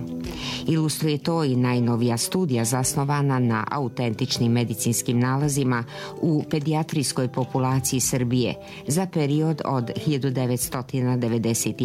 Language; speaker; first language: Serbian; native; Serbian